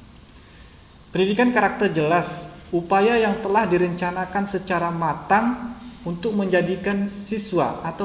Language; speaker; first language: Indonesian; native; Indonesian